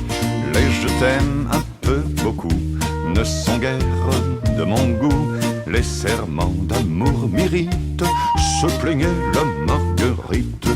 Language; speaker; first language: French; native; French